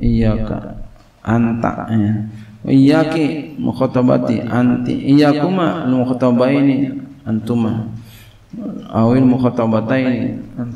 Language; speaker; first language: Arabic; non-native, fluent; Indonesian